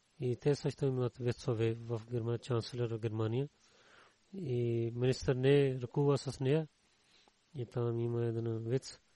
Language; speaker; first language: Bulgarian; non-native, learner; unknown